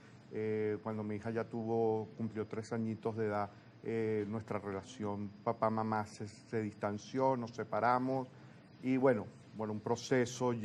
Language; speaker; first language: Spanish; native; Spanish